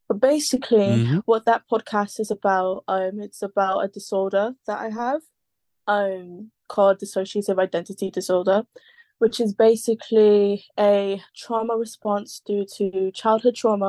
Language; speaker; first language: English; native; English